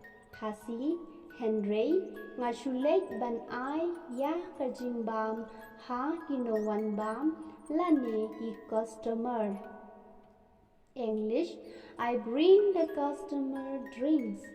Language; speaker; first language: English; non-native, local second language; Khasi